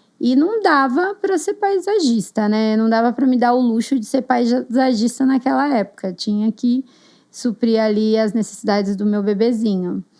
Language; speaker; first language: Portuguese; native; Portuguese